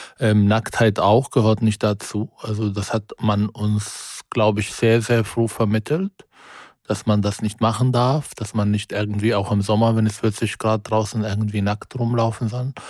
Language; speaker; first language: German; non-native, fluent; Arabic